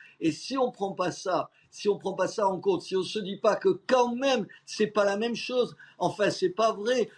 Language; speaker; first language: French; native; French